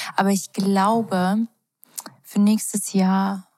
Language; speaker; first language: German; early bilingual, other home language; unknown